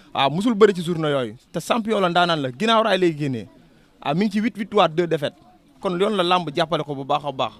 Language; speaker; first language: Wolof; native; Wolof